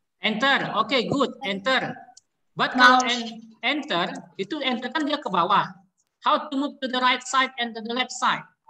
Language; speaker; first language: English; non-native, learner; Indonesian